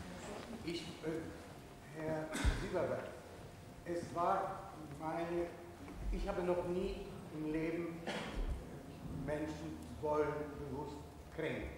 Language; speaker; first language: German; non-native, fluent; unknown